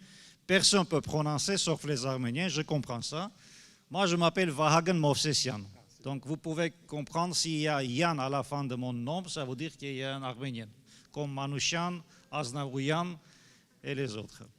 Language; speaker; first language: French; non-native, fluent; Armenian